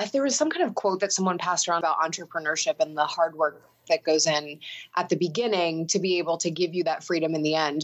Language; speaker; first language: English; native; English